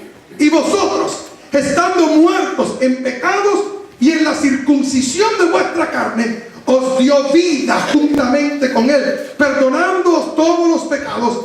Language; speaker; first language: Spanish; native; Spanish